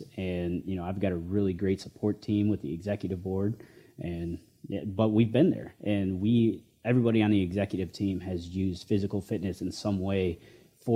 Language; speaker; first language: English; native; English